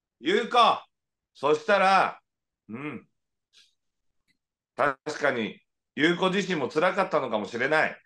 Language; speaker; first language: Japanese; native; Japanese